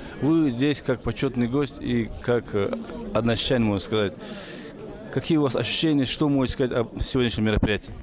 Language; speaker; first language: Russian; native; Russian